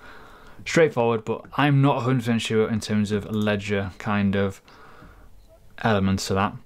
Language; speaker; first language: English; native; English